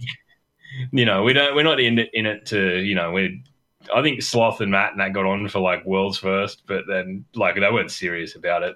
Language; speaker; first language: English; native; English